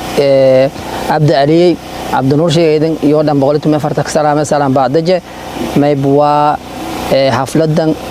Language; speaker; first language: Somali; non-native, local second language; Maay